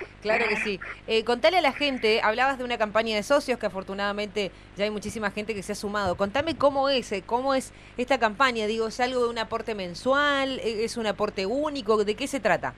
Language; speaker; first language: Spanish; native; Spanish